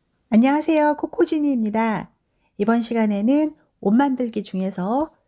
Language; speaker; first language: Korean; native; Korean